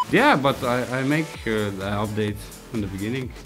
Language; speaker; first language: English; non-native, learner; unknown